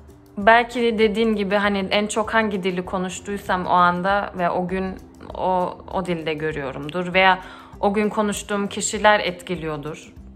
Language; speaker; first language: Turkish; early bilingual, heritage; Turkish